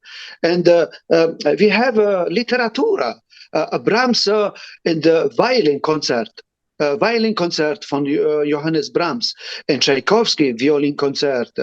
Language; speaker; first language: English; non-native, learner; Romany